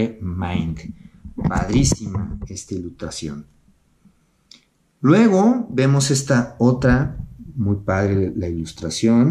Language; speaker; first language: Spanish; native; Spanish